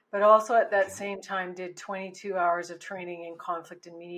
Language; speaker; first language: English; native; English